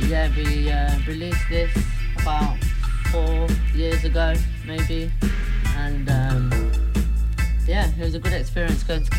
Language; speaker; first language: English; native; English